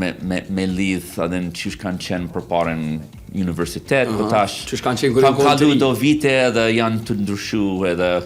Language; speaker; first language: Albanian; non-native, fluent; English